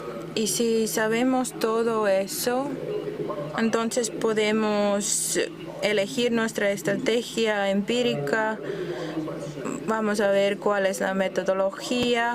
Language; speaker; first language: Spanish; non-native, fluent; German